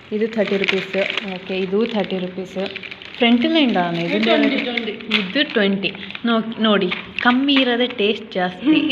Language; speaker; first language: Kannada; non-native, local second language; Malayalam